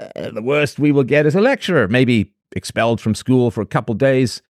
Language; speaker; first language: English; native; English